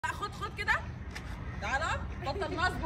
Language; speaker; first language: Arabic; native; Arabic